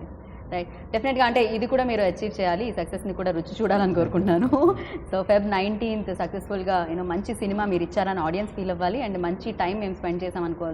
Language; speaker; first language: Telugu; native; Telugu